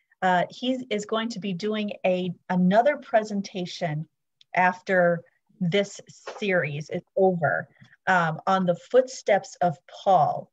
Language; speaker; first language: English; native; English